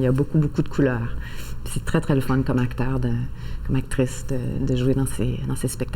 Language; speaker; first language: French; native; French